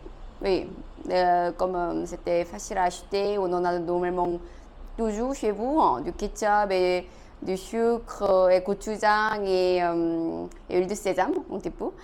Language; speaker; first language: French; non-native, fluent; Korean